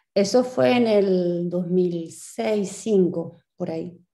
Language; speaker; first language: Spanish; native; Spanish